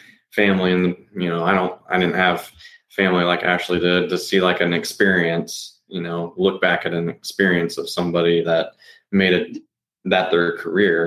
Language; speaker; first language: English; native; English